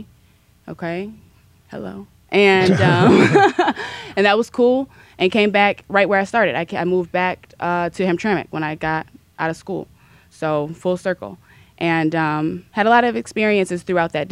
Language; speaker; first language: English; native; English